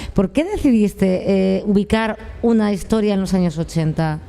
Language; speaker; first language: Spanish; native; Spanish